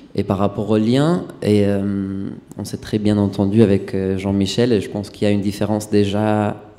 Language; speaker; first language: French; non-native, fluent; Spanish